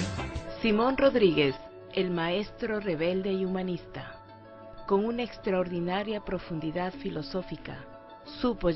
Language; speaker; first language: Spanish; native; Spanish